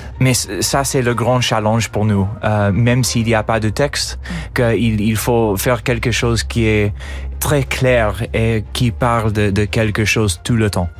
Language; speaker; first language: French; non-native, fluent; English